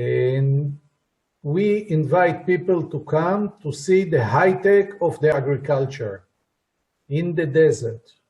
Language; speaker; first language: English; non-native, fluent; Hebrew